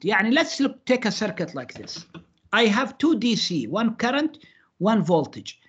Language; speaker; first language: English; non-native, fluent; Arabic